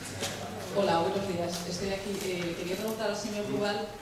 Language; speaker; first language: Spanish; native; Spanish